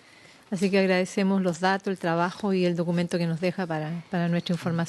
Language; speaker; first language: Spanish; native; Spanish